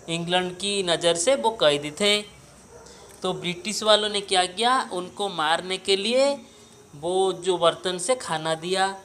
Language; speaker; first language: Hindi; non-native, local second language; Odia